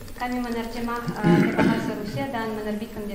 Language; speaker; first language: Indonesian; non-native, fluent; Russian